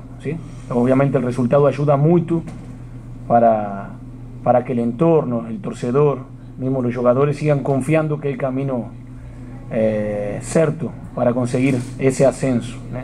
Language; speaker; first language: Portuguese; non-native, fluent; Spanish